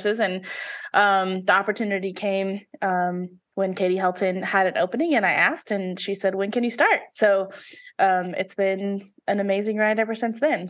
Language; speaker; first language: English; native; English